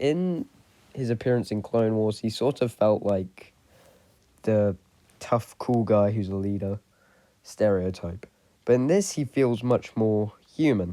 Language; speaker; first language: English; native; English